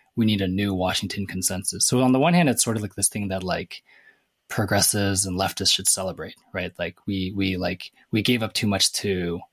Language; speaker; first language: English; native; English